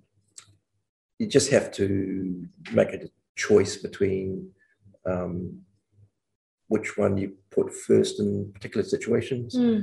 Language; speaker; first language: English; native; English